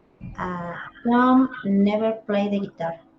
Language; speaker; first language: English; non-native, learner; Spanish